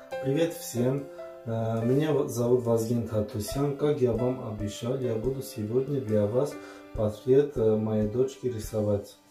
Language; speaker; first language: Russian; non-native, fluent; Armenian